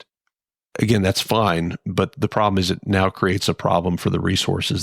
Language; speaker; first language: English; native; English